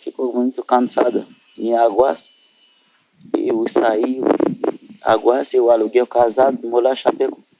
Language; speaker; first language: Portuguese; non-native, learner; Haitian Creole